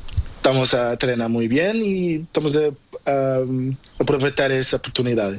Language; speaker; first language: Spanish; non-native, local second language; Portuguese